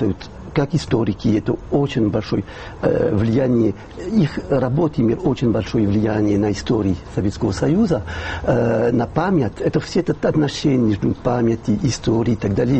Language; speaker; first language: Russian; non-native, fluent; French